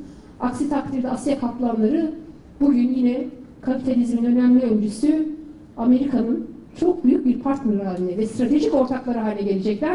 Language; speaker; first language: Turkish; native; Turkish